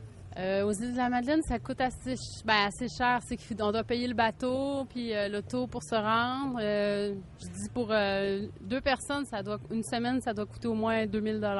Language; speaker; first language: French; native; French